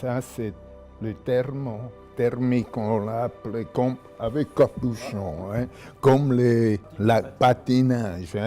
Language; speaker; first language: French; non-native, local second language; German